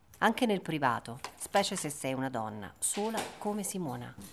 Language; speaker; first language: Italian; native; Italian